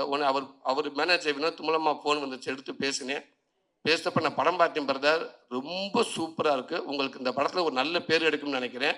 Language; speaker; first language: Tamil; native; Tamil